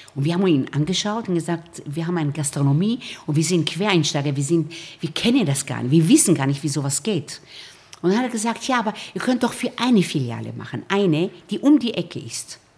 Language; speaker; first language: German; early bilingual, other home language; Romanian